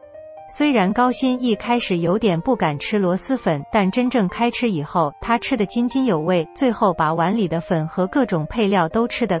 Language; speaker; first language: Chinese; native; Chinese